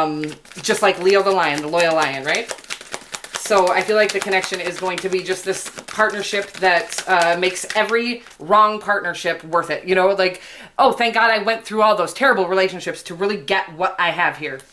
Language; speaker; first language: English; native; English